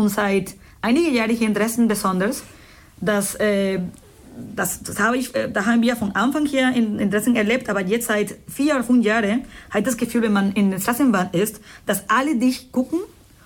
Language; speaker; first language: German; non-native, fluent; Spanish